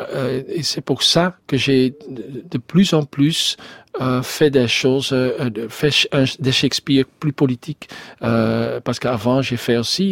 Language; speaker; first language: French; non-native, learner; Dutch